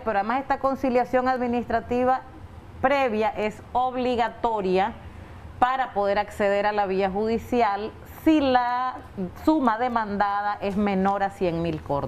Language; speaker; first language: Spanish; native; Spanish